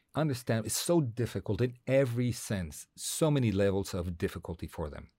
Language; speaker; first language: English; non-native, fluent; Spanish